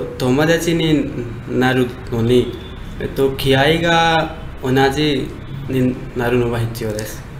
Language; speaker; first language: Japanese; non-native, learner; Hindi